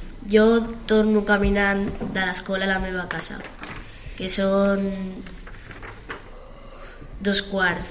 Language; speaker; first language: Catalan; non-native, local second language; Spanish